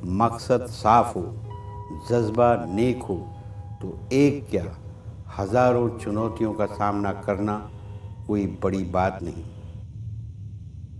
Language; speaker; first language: Hindi; native; Hindi